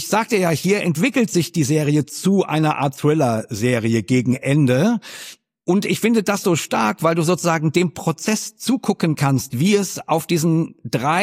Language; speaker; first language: German; native; German